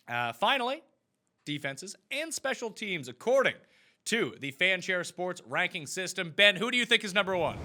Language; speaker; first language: English; native; English